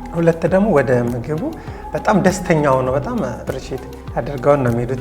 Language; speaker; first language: Amharic; native; Amharic